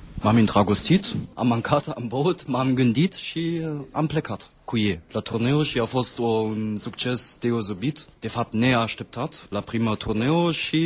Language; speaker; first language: Romanian; non-native, fluent; German